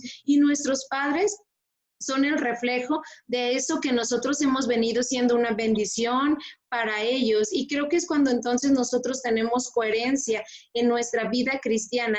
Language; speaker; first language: Spanish; native; Spanish